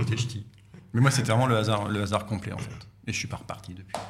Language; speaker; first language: French; native; French